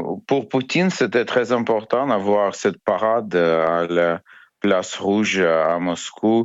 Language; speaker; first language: French; non-native, learner; Ukrainian